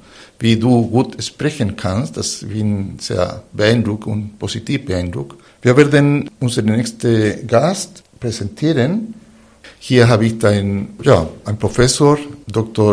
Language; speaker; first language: German; non-native, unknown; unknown